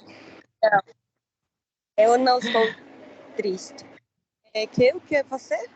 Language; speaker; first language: Portuguese; non-native, learner; Spanish